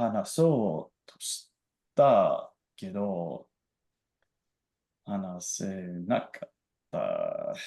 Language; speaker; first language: Japanese; non-native, learner; English